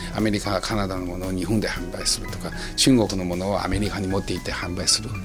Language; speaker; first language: Japanese; non-native, fluent; Chinese